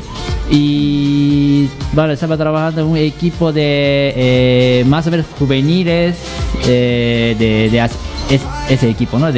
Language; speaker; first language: Spanish; non-native, learner; Japanese